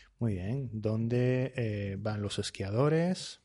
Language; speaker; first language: Spanish; native; Spanish